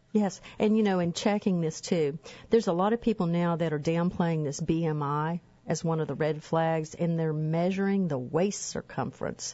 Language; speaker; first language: English; native; English